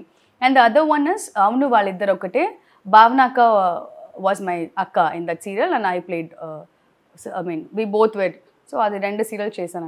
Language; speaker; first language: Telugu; non-native, learner; Tamil